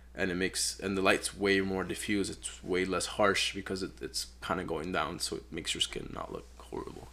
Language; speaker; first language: English; non-native, fluent; Spanish